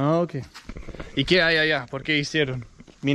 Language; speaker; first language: Spanish; non-native, learner; Danish